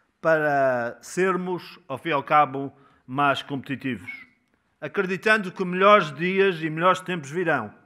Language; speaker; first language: Portuguese; native; Portuguese